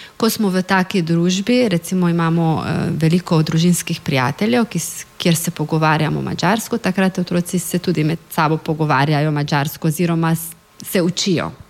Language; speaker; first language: Slovenian; native; Slovenian